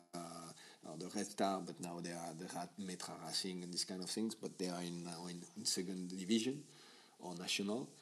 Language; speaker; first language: English; non-native, fluent; French